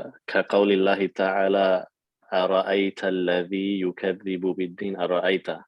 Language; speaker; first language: Arabic; non-native, fluent; English